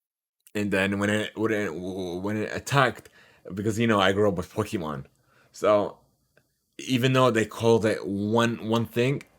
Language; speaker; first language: English; early bilingual, heritage; Arabic